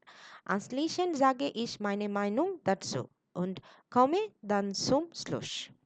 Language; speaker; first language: German; non-native, learner; Bangla